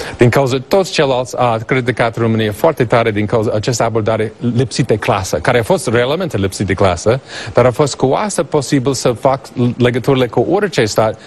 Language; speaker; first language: Romanian; non-native, fluent; English